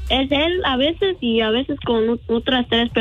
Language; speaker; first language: Spanish; early bilingual, other home language; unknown